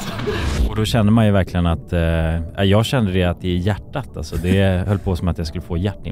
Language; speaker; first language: Swedish; native; Swedish